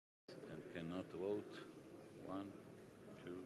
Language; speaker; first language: English; non-native, fluent; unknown